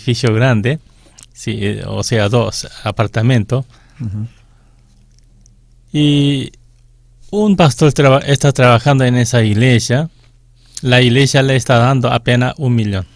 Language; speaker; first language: Spanish; non-native, fluent; Korean